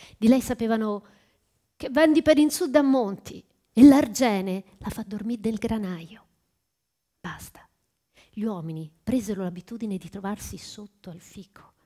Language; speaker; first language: Italian; native; Italian